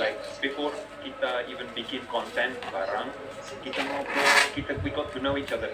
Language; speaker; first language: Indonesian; non-native, learner; English